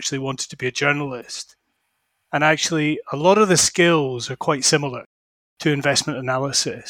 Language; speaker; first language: English; native; English